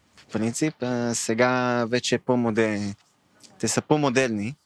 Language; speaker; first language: Bulgarian; non-native, learner; Hebrew